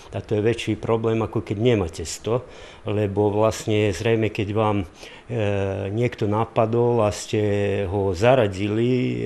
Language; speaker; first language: Slovak; native; Slovak